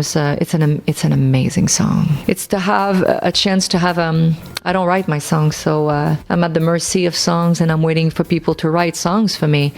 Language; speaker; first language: English; non-native, local second language; French